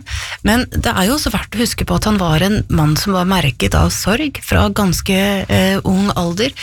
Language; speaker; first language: Norwegian; native; Norwegian